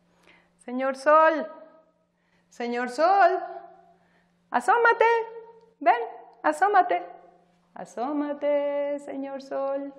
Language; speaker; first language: Spanish; native; Spanish